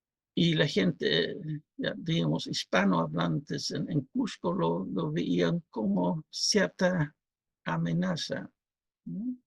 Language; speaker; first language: Spanish; non-native, fluent; Dutch